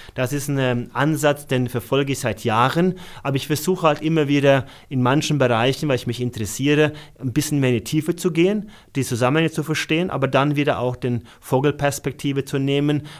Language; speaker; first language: German; non-native, fluent; Norwegian